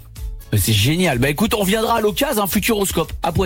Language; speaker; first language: French; native; French